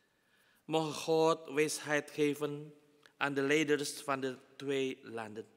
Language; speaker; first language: Dutch; non-native, fluent; Indonesian